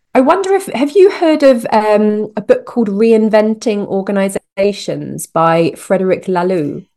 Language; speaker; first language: English; native; English